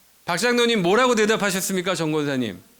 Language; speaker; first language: Korean; native; Korean